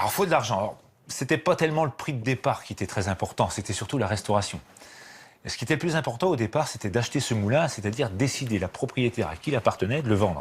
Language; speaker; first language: French; native; French